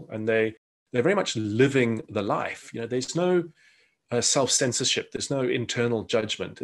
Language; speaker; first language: English; native; English